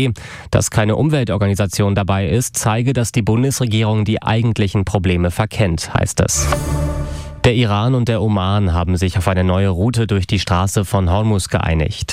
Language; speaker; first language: German; native; German